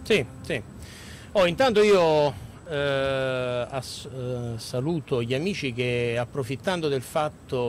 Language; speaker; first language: Italian; native; Italian